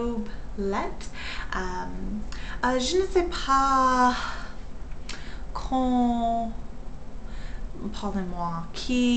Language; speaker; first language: French; non-native, learner; English